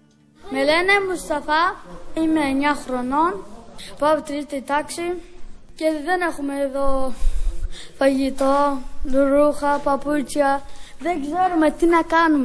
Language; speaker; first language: Greek; early bilingual, other home language; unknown